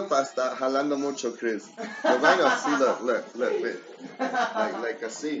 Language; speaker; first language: Spanish; early bilingual, heritage; English